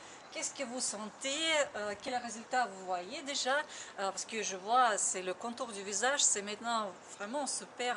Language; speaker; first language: French; non-native, learner; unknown